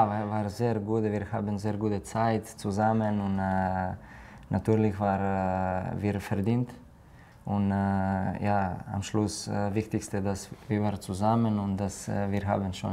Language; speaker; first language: German; non-native, learner; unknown